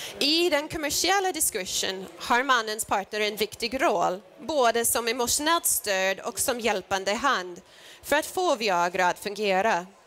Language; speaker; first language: Swedish; non-native, fluent; English